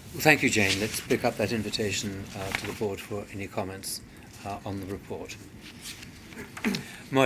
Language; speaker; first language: English; native; English